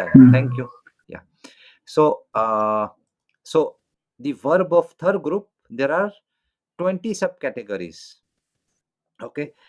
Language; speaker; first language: English; non-native, local second language; French